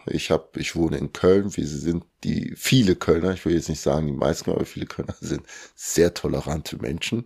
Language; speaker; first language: German; early bilingual, other home language; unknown